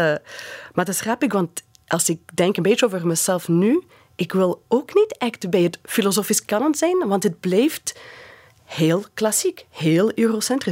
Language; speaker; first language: Dutch; non-native, fluent; English